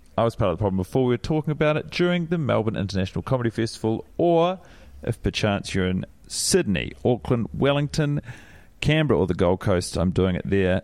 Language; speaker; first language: English; native; English